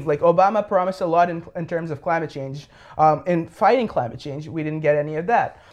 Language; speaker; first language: English; non-native, local second language; Bangla